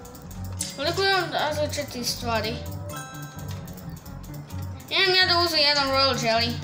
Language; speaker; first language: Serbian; early bilingual, heritage; Serbian